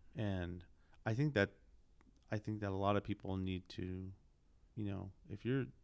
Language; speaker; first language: English; early bilingual, other home language; Spanish